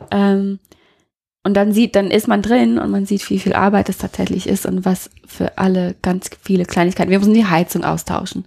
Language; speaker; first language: German; non-native, fluent; English